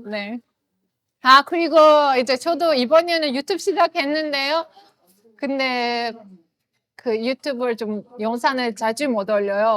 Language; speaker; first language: Korean; non-native, learner; Azerbaijani